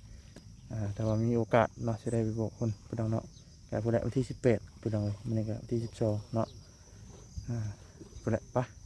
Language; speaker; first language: Thai; non-native, local second language; Lao